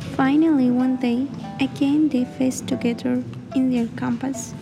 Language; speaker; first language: English; non-native, learner; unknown